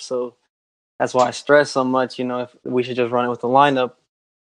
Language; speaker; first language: English; native; English